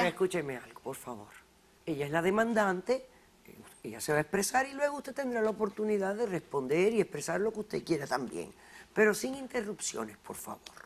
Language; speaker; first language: Spanish; native; Spanish